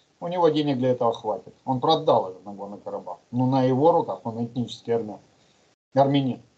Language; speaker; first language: Russian; native; Russian